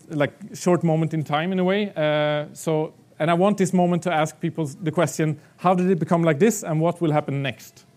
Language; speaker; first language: English; non-native, fluent; Swedish